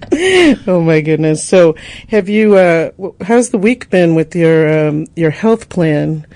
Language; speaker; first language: English; native; English